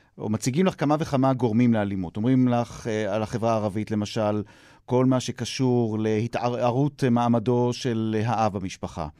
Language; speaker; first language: Hebrew; native; Hebrew